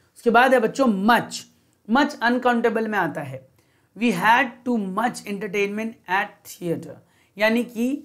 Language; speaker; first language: Hindi; native; Hindi